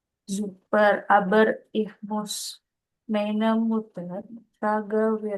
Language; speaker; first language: German; non-native, learner; Indonesian